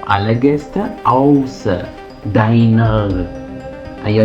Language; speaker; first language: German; non-native, fluent; Amharic